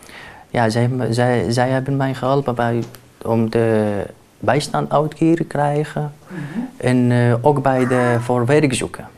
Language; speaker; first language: Dutch; non-native, learner; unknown